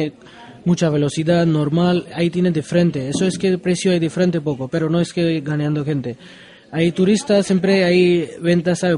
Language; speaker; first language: Spanish; non-native, learner; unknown